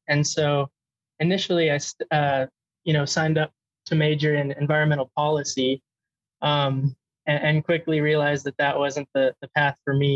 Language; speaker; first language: English; native; English